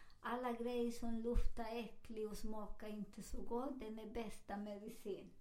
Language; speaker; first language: Swedish; non-native, fluent; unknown